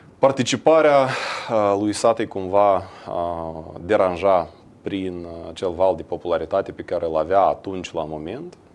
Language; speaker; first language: Romanian; native; Romanian